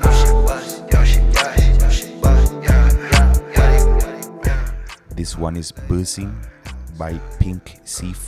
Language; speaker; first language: English; non-native, fluent; Spanish